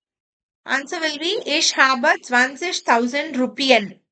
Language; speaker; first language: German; non-native, fluent; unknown